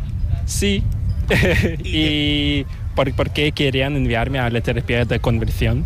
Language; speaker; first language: Spanish; non-native, fluent; Korean